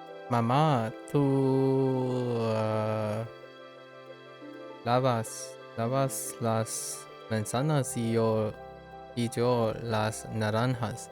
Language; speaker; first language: Spanish; non-native, learner; English